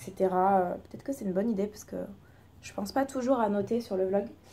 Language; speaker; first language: French; native; French